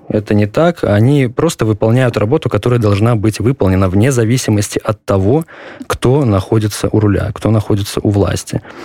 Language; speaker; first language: Russian; native; Russian